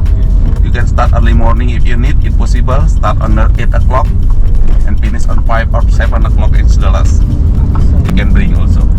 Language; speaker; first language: English; non-native, learner; Indonesian